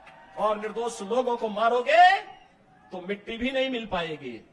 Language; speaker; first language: Hindi; native; Hindi